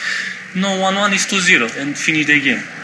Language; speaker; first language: English; non-native, learner; Romanian